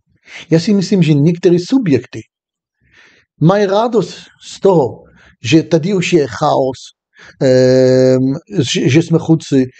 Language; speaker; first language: Czech; non-native, fluent; Hebrew